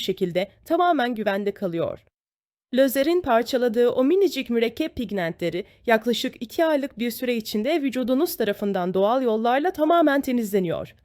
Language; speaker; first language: Turkish; native; Turkish